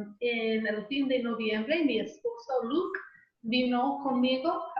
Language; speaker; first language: Spanish; non-native, fluent; English